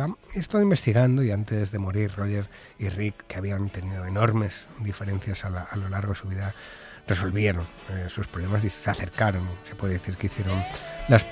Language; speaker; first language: Spanish; native; Spanish